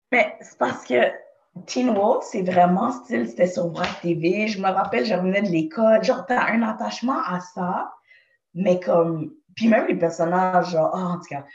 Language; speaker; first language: French; native; French